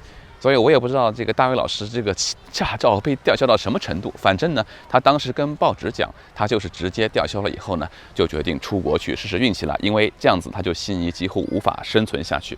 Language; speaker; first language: Chinese; native; Chinese